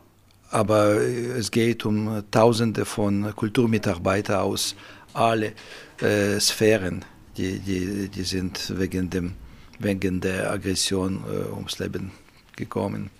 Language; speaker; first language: German; non-native, fluent; Russian